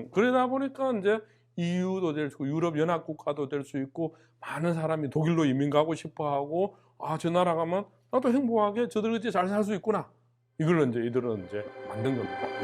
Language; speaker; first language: Korean; native; Korean